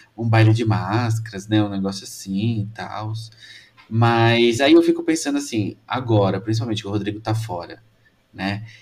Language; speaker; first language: Portuguese; native; Portuguese